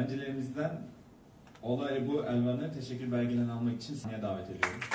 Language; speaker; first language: Turkish; native; Turkish